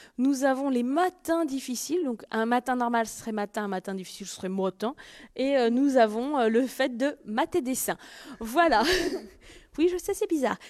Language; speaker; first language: French; native; French